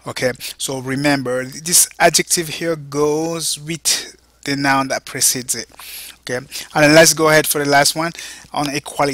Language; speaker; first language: English; non-native, fluent; French